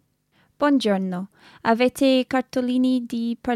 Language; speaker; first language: Italian; non-native, learner; English